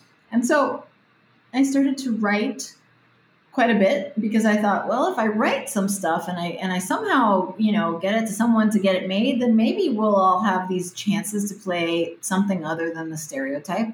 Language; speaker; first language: English; early bilingual, other home language; Spanish